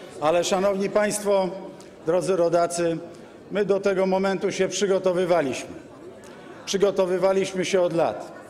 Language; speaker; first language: Polish; native; Polish